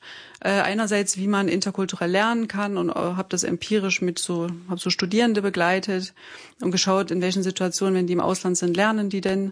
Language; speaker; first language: German; native; German